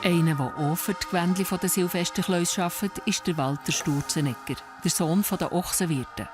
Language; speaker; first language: German; native; German